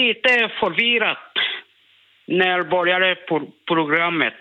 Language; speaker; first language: Swedish; non-native, learner; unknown